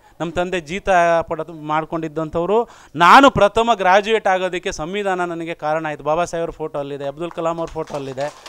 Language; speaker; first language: Kannada; non-native, local second language; Lambadi